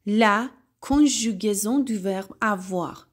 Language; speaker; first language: French; non-native, fluent; Persian